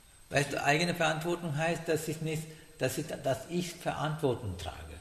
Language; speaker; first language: German; non-native, learner; Sinhala